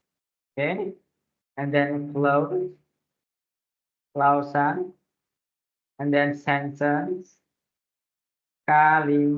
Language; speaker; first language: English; non-native, fluent; Indonesian